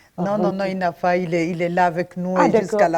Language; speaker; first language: French; non-native, local second language; Susu